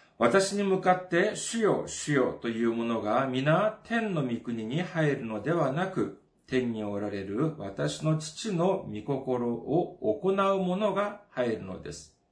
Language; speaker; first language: Japanese; non-native, fluent; Korean